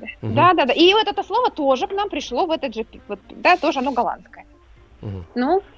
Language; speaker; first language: Russian; native; Russian